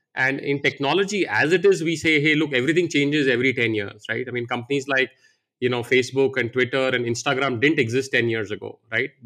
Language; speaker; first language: English; non-native, local second language; Hindi